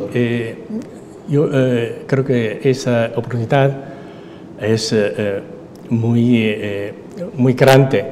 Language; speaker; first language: Spanish; non-native, fluent; Chinese